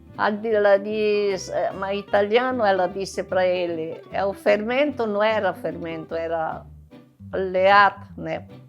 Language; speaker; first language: Portuguese; non-native, local second language; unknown